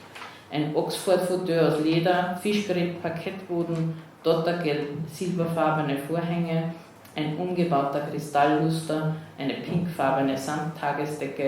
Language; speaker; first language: German; native; German